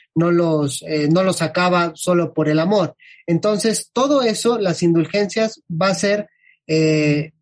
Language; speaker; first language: Spanish; native; Spanish